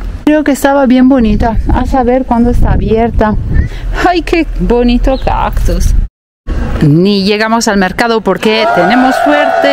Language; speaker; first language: Spanish; non-native, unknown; Italian